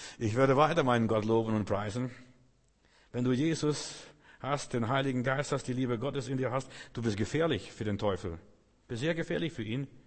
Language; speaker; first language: German; non-native, fluent; Russian